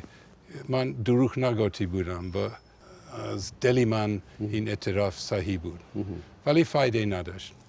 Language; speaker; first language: Persian; non-native, fluent; English